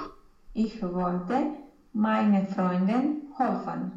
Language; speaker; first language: German; non-native, learner; Romanian